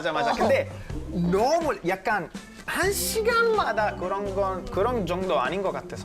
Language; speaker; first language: Korean; non-native, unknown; Italian